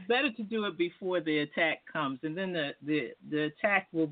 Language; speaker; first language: English; native; English